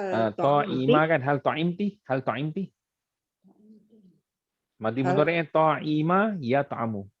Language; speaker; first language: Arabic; non-native, fluent; Malay